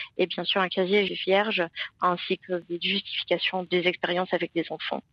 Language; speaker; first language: French; non-native, fluent; English